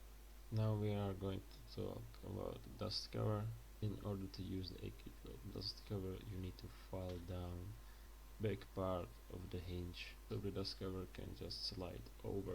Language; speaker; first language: English; non-native, fluent; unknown